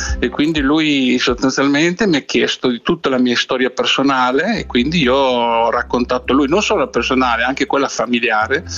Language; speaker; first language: Italian; non-native, fluent; Spanish